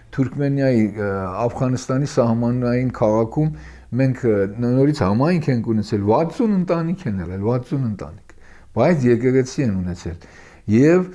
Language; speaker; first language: Armenian; early bilingual, heritage; Armenian